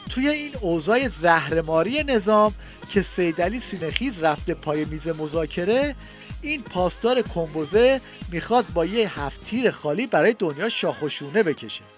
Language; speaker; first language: Persian; native; Persian